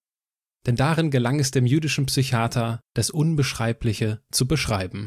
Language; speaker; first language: German; native; German